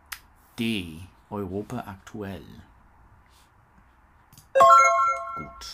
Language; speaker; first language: German; non-native, learner; English